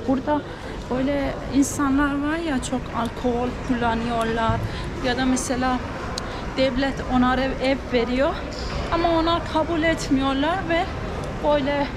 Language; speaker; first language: Turkish; non-native, learner; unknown